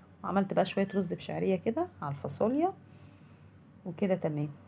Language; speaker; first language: Arabic; native; Arabic